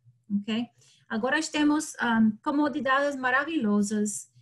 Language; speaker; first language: Portuguese; non-native, learner; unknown